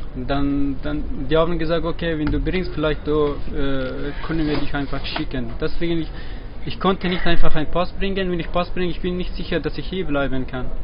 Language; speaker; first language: German; non-native, learner; Persian